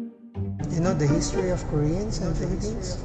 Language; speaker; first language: English; non-native, local second language; Filipino